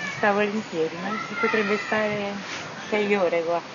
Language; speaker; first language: Italian; native; Italian